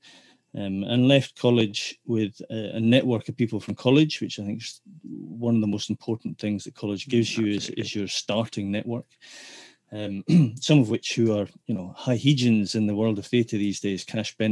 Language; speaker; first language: English; native; English